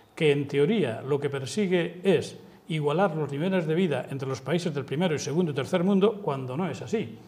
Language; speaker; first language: Spanish; native; Spanish